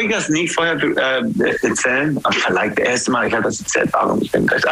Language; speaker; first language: German; non-native, learner; English